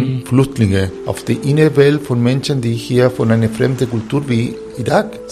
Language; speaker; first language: German; non-native, fluent; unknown